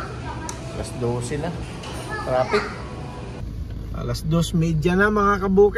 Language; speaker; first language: Filipino; native; Filipino